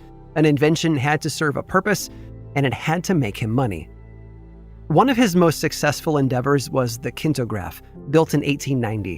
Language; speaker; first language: English; native; English